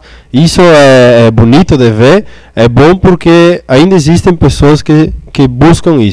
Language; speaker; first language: Portuguese; native; Portuguese